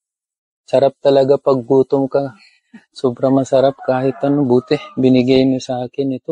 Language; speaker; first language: Filipino; non-native, learner; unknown